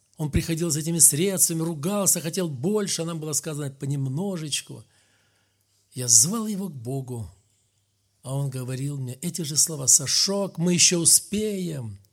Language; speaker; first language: Russian; native; Russian